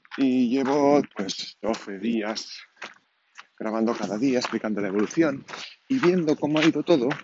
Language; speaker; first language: Spanish; non-native, local second language; Catalan